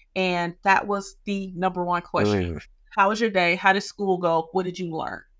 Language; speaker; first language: English; native; English